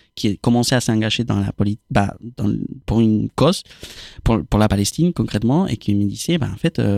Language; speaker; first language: French; non-native, fluent; Spanish